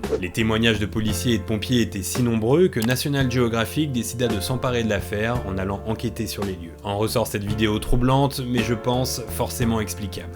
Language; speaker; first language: French; native; French